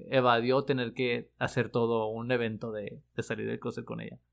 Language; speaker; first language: Spanish; native; Spanish